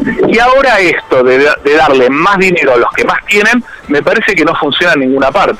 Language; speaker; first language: Spanish; native; Spanish